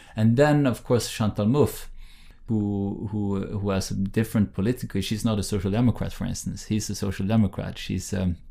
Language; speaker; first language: English; non-native, fluent; Norwegian